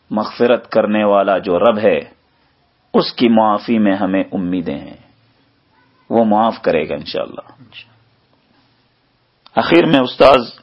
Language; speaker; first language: Urdu; native; Urdu